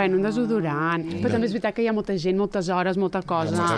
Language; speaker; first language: Catalan; native; Catalan